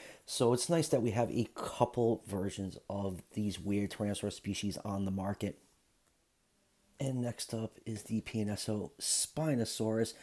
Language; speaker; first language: English; native; English